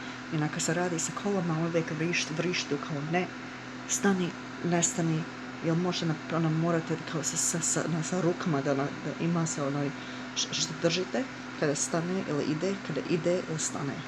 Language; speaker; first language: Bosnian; early bilingual, heritage; Bosnian